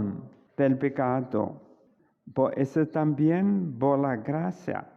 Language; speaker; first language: Spanish; non-native, fluent; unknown